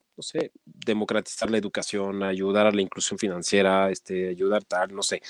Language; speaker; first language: Spanish; non-native, fluent; French